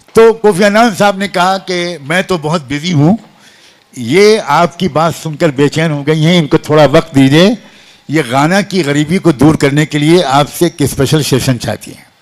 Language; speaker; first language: Urdu; native; Urdu